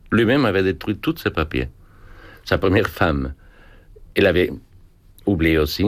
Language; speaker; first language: French; non-native, fluent; Spanish